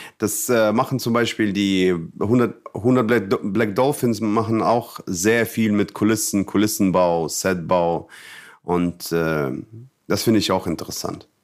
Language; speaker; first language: German; non-native, fluent; Russian